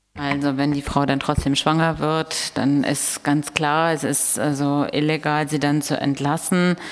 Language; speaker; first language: German; native; German